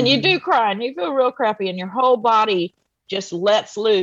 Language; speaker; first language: English; native; English